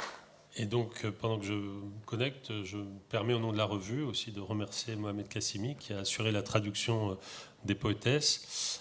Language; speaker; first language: French; native; French